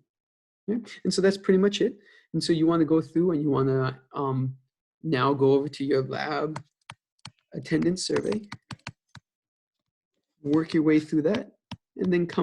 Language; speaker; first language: English; native; English